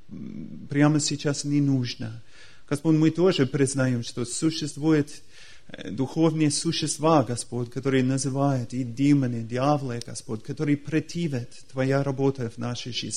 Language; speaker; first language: Russian; non-native, fluent; English